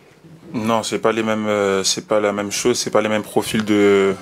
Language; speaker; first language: French; native; French